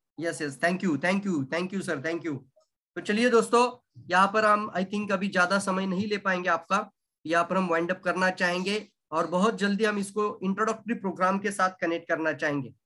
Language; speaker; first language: Hindi; non-native, local second language; Marathi